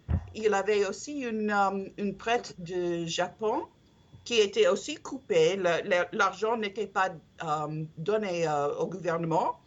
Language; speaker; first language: French; non-native, learner; English